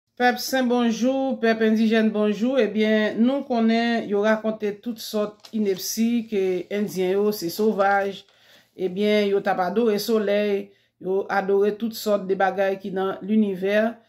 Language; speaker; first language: French; non-native, local second language; Haitian Creole